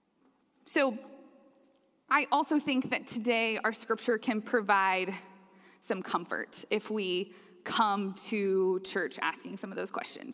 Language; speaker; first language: English; native; English